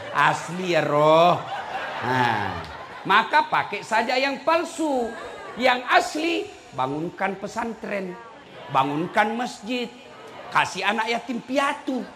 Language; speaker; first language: Indonesian; non-native, local second language; Buginese